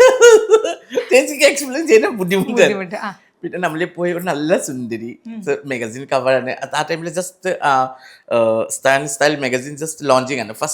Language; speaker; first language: Malayalam; non-native, learner; Assamese